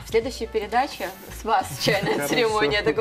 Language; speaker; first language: Russian; native; Russian